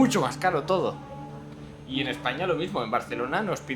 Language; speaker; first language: Spanish; native; Spanish